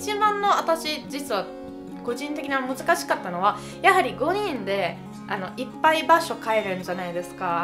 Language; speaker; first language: Japanese; non-native, fluent; Italian